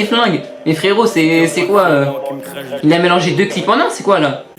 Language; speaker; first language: French; native; French